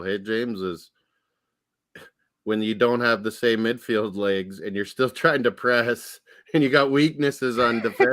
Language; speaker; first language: English; native; English